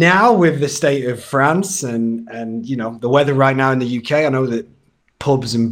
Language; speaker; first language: English; native; English